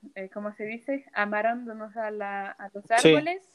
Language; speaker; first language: Spanish; non-native, fluent; French